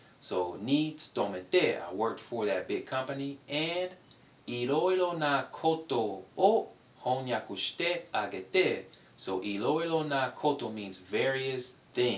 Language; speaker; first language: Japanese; non-native, fluent; English